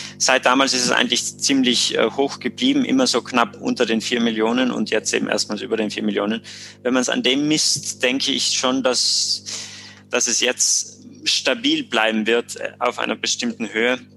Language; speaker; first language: German; native; German